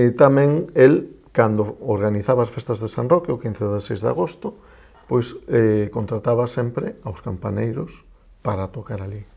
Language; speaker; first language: Galician; non-native, local second language; Spanish